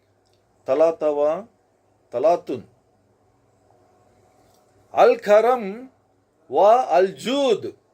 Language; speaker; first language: Arabic; non-native, learner; Telugu